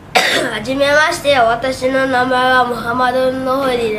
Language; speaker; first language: Japanese; non-native, learner; Achinese